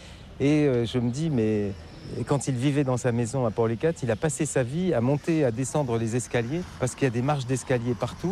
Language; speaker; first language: French; native; French